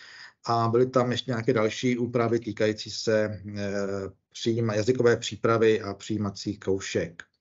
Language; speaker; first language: Czech; native; Czech